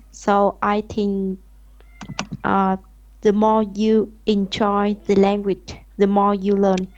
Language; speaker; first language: English; non-native, learner; Vietnamese